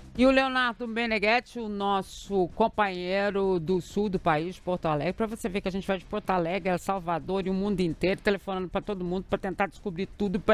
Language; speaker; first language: Portuguese; native; Portuguese